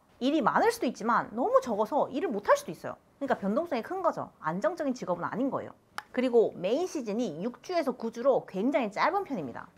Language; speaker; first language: Korean; native; Korean